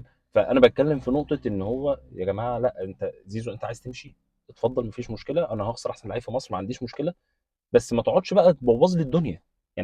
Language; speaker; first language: Arabic; native; Arabic